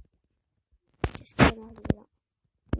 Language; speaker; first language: French; native; French